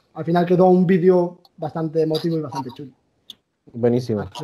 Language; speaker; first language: Spanish; native; Spanish